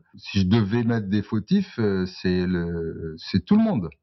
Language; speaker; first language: French; non-native, local second language; Arabic